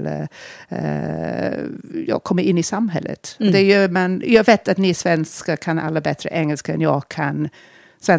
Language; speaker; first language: Swedish; non-native, fluent; English